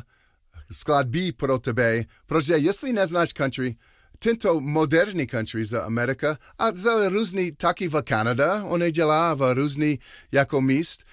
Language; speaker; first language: Czech; non-native, learner; English